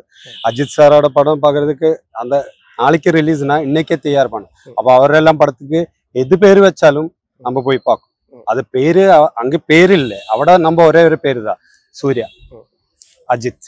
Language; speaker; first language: Tamil; non-native, learner; Malayalam